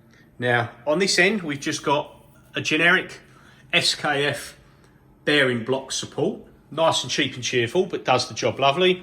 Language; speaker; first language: English; native; English